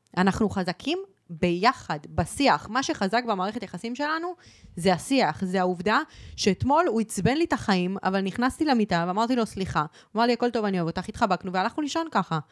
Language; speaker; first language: Hebrew; early bilingual, other home language; Spanish